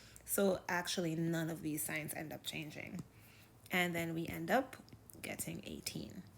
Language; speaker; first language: English; native; English